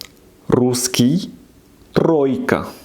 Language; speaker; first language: Russian; non-native, fluent; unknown